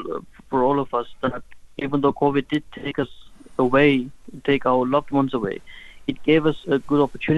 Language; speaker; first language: English; non-native, local second language; Urdu